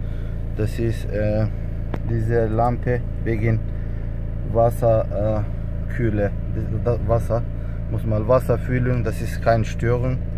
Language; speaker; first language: German; non-native, learner; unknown